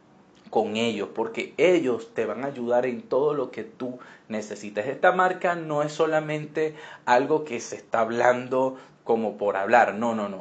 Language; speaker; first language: Spanish; native; Spanish